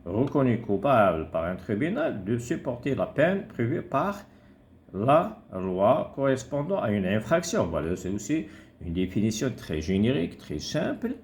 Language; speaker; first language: French; non-native, local second language; Arabic